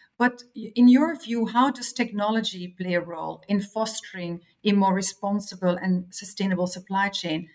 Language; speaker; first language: English; non-native, fluent; Dutch